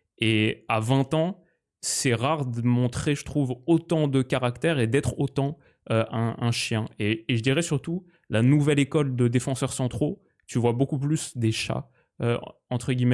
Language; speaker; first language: French; native; French